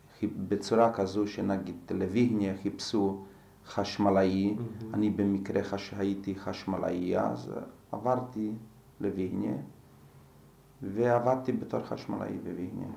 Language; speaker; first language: Hebrew; non-native, fluent; Slovak